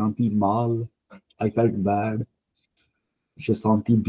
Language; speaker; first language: French; non-native, fluent; Punjabi